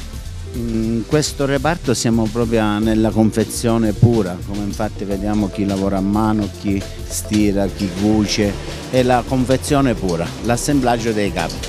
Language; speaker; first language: Italian; native; Italian